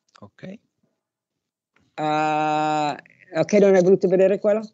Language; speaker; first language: Italian; non-native, learner; English